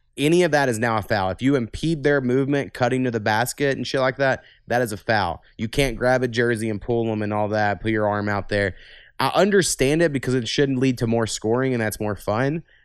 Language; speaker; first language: English; native; English